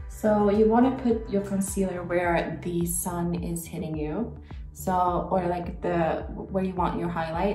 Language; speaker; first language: English; non-native, fluent; Swedish